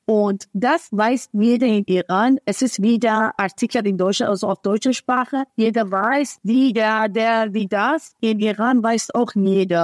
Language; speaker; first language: German; non-native, fluent; Persian